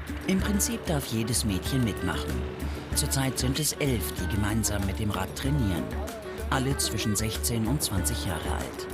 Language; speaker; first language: German; native; German